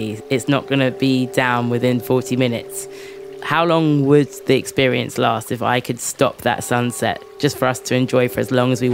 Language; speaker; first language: English; native; English